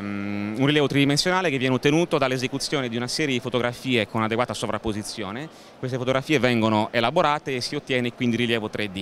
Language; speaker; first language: Italian; native; Italian